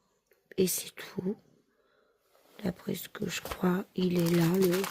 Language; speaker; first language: French; native; French